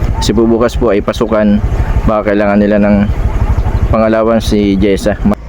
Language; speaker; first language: Filipino; native; Filipino